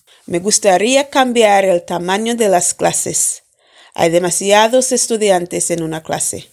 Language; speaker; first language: Spanish; non-native, fluent; English